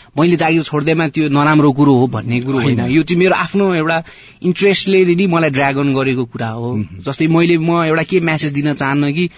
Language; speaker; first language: Nepali; native; Nepali